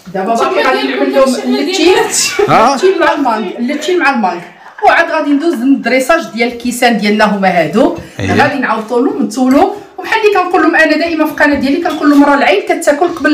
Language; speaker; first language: Arabic; native; Arabic